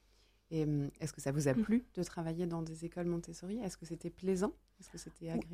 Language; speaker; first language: French; native; French